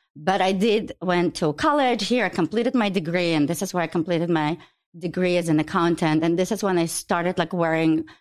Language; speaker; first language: English; non-native, fluent; Ukrainian